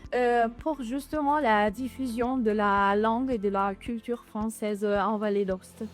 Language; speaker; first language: French; non-native, local second language; Italian